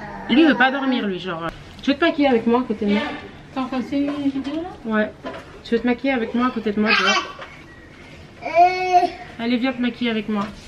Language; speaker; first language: French; native; French